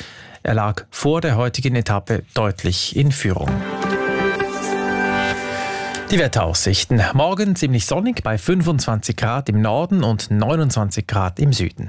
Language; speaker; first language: German; native; German